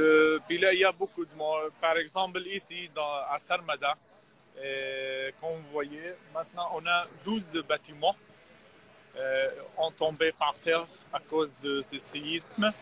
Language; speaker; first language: French; non-native, fluent; Arabic